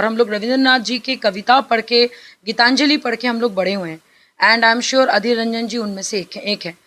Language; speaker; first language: Hindi; non-native, local second language; Bangla